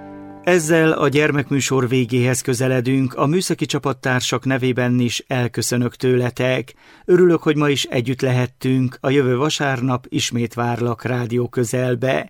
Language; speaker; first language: Hungarian; native; Hungarian